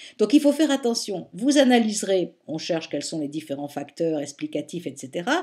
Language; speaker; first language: French; native; French